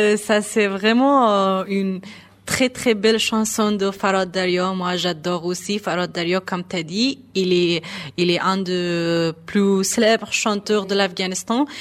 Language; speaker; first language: French; non-native, fluent; Persian